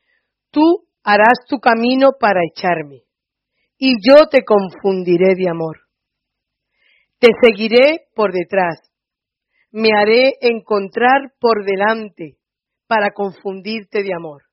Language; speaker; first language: Spanish; native; Spanish